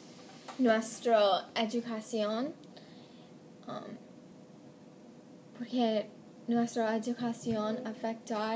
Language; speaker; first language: Spanish; non-native, learner; English